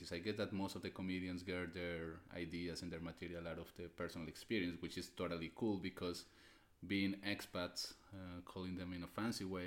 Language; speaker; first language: English; non-native, fluent; Spanish